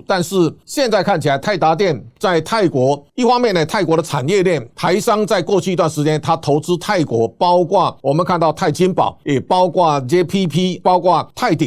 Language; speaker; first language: Chinese; native; Chinese